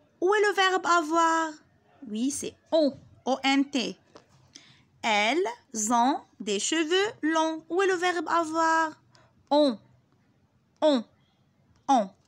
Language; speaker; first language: French; non-native, local second language; Arabic